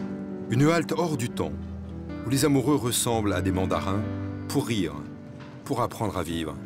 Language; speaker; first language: French; native; French